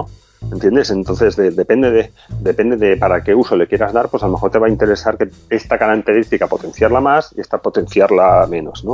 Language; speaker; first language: Spanish; native; Spanish